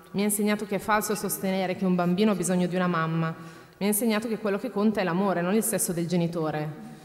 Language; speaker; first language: Italian; native; Italian